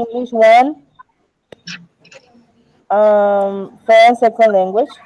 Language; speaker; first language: English; non-native, learner; Spanish